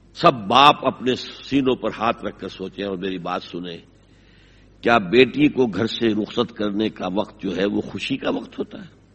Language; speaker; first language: Urdu; native; Urdu